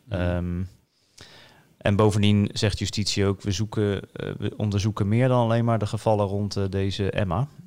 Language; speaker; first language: Dutch; native; Dutch